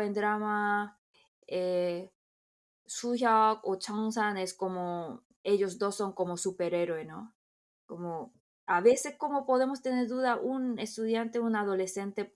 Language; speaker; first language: Spanish; non-native, fluent; Korean